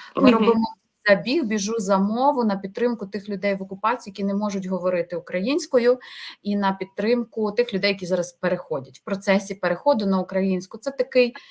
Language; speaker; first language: Ukrainian; native; Ukrainian